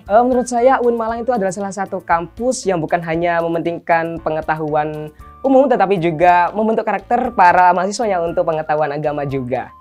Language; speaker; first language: Indonesian; native; Indonesian